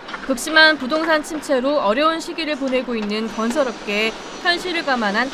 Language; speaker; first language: Korean; native; Korean